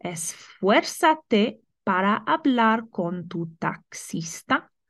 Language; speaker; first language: Spanish; non-native, fluent; English